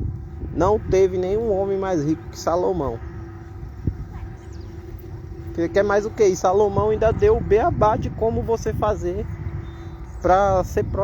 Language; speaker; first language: Portuguese; native; Portuguese